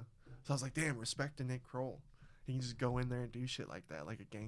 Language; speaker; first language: English; native; English